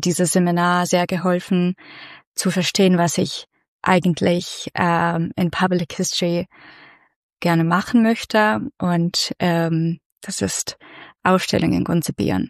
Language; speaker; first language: German; non-native, fluent; Russian